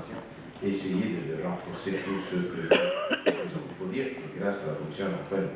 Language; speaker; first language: French; non-native, fluent; Italian